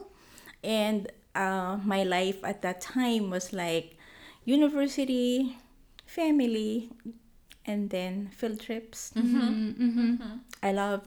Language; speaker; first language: English; non-native, local second language; Filipino